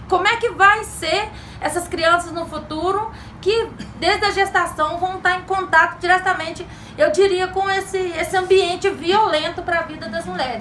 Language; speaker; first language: Portuguese; native; Portuguese